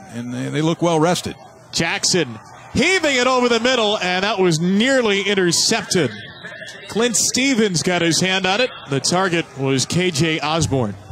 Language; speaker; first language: English; native; English